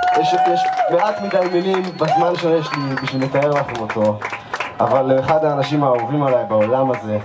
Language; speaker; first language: Hebrew; native; Hebrew